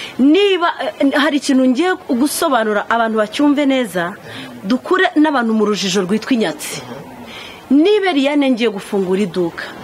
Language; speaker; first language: Kinyarwanda; native; Kinyarwanda